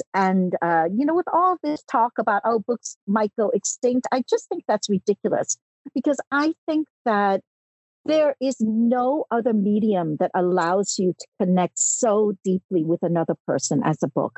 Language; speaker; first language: English; early bilingual, other home language; Cantonese